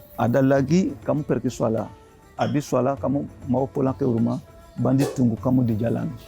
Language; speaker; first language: Indonesian; non-native, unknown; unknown